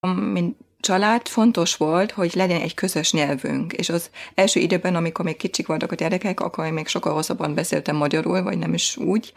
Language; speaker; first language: Hungarian; non-native, fluent; German